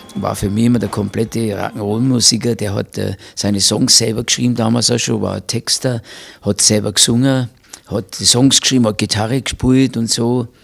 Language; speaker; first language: German; native; German